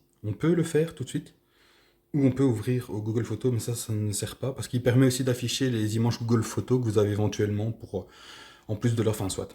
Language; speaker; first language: French; native; French